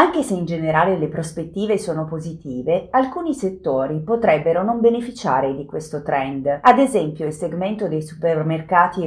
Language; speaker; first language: Italian; native; Italian